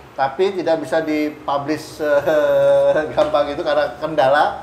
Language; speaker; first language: Indonesian; native; Indonesian